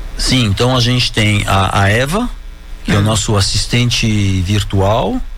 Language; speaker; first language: Portuguese; non-native, fluent; French